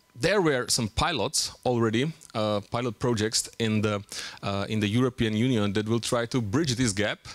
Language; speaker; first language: English; non-native, fluent; Czech